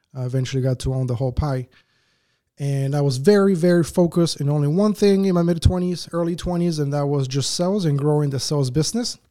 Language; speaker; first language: English; early bilingual, other home language; Spanish